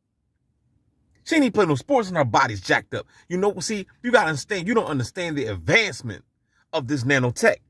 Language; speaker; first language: English; native; English